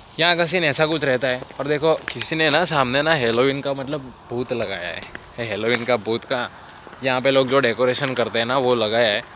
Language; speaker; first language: Hindi; non-native, local second language; Gujarati